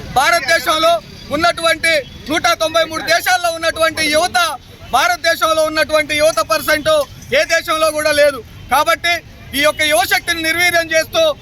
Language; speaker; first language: Telugu; native; Telugu